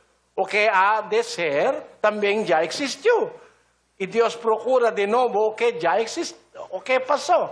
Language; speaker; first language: Portuguese; non-native, learner; Filipino